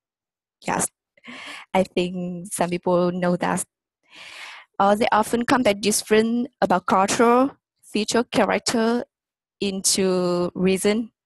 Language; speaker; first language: English; non-native, learner; Vietnamese